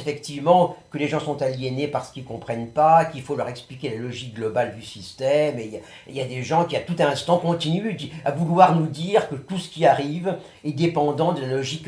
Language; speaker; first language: French; native; French